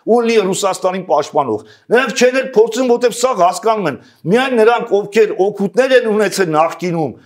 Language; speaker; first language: Armenian; native; Armenian